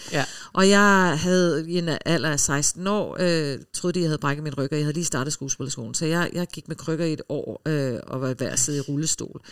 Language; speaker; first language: Danish; early bilingual, heritage; Danish